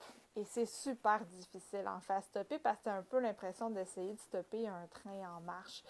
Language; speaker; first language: French; native; French